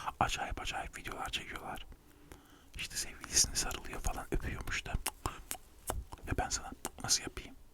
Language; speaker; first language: Turkish; native; Turkish